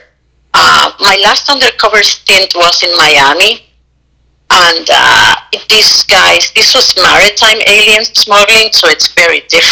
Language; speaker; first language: English; non-native, fluent; Spanish